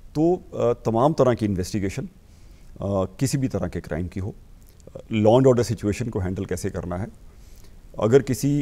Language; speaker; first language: Hindi; native; Hindi